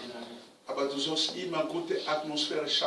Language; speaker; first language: German; non-native, learner; Romanian